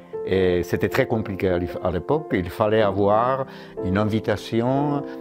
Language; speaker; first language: French; non-native, fluent; Czech